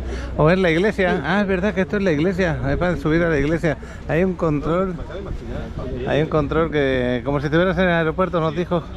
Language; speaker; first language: Spanish; native; Spanish